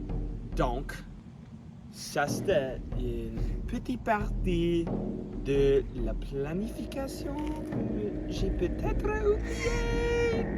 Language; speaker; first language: French; non-native, learner; English